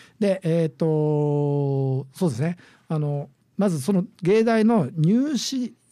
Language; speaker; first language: Japanese; native; Japanese